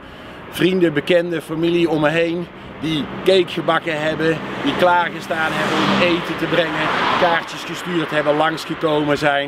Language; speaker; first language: Dutch; native; Dutch